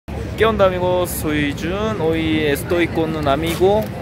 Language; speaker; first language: Spanish; non-native, learner; Korean